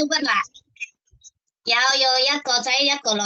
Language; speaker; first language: Cantonese; non-native, learner; Indonesian